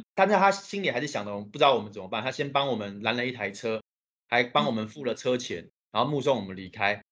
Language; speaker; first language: Chinese; native; Chinese